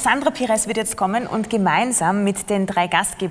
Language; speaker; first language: German; native; German